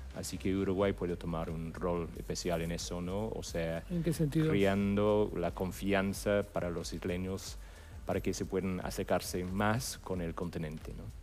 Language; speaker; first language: Spanish; non-native, fluent; English